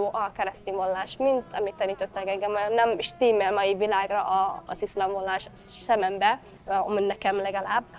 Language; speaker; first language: Hungarian; non-native, fluent; Somali